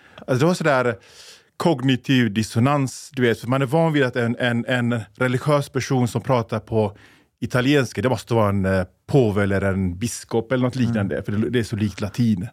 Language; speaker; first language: Swedish; early bilingual, other home language; Persian